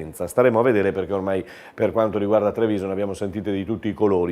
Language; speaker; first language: Italian; native; Italian